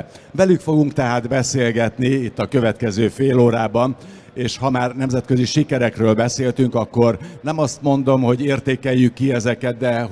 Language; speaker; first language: Hungarian; native; Hungarian